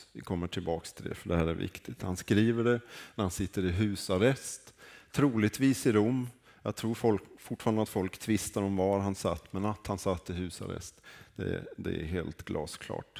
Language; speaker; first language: Swedish; native; Swedish